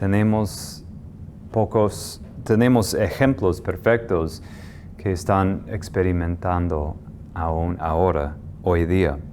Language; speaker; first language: Spanish; non-native, fluent; English